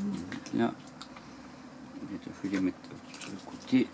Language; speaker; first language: French; native; French